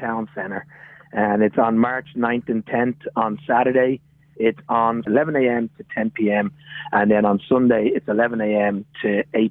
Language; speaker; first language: English; native; English